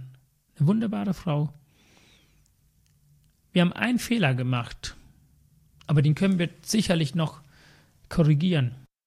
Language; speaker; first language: German; early bilingual, other home language; Tamil